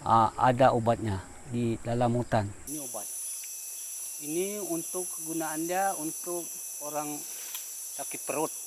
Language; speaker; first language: Indonesian; non-native, local second language; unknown